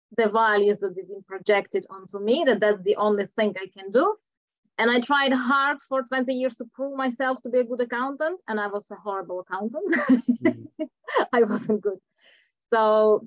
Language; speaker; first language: English; non-native, fluent; Czech